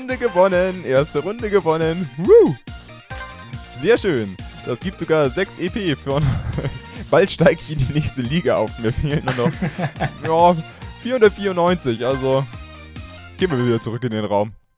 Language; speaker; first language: German; native; German